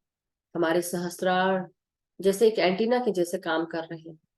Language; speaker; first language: Hindi; native; Hindi